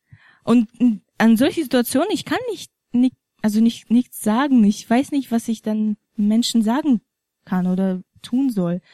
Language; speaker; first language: German; non-native, fluent; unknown